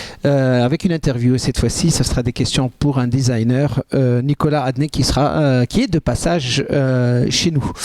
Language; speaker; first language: French; non-native, local second language; Arabic